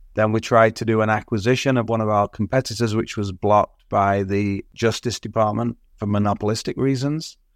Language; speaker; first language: English; native; English